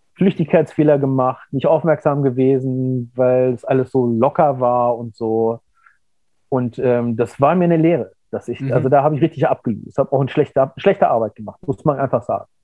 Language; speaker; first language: German; native; German